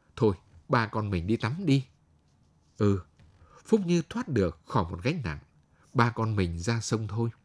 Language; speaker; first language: Vietnamese; native; Vietnamese